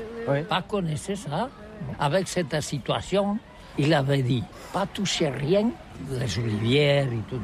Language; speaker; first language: French; non-native, learner; Catalan